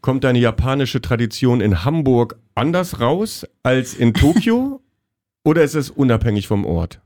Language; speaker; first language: German; native; German